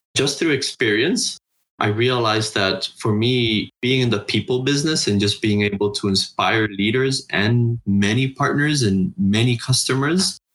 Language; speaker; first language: English; non-native, fluent; Spanish